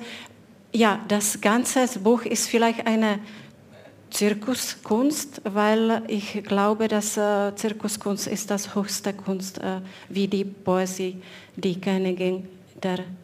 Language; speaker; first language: German; non-native, fluent; Czech